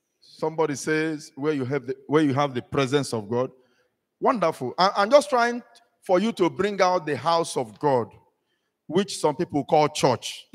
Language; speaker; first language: English; non-native, local second language; Igbo